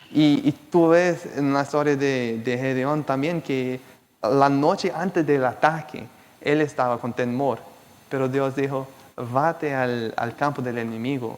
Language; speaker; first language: Spanish; non-native, fluent; Portuguese